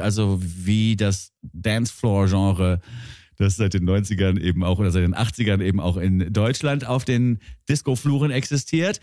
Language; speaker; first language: German; native; German